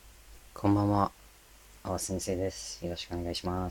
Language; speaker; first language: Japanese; non-native, fluent; English